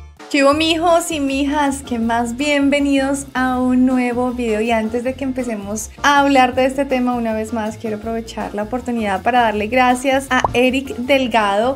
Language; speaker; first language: Spanish; native; Spanish